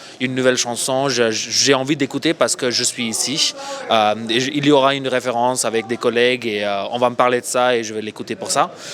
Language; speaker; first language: French; non-native, fluent; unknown